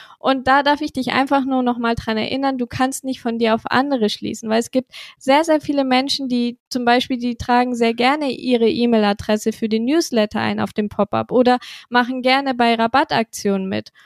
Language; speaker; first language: German; native; German